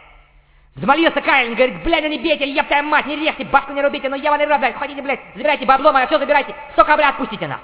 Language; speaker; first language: Russian; native; Russian